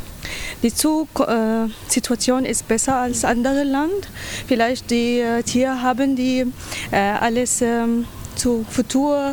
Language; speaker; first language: German; non-native, learner; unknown